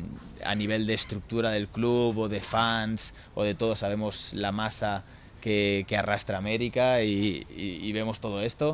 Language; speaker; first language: Spanish; native; Spanish